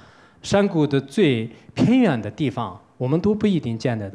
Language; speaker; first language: Chinese; non-native, local second language; Tibetan